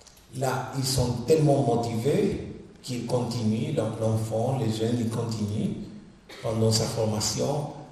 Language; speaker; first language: French; non-native, fluent; Spanish